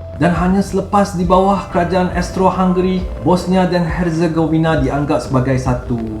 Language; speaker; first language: Malay; native; Malay